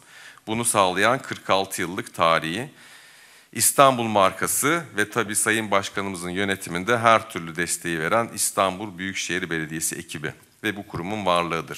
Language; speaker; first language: Turkish; native; Turkish